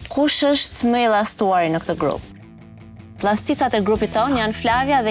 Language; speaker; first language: Albanian; native; Albanian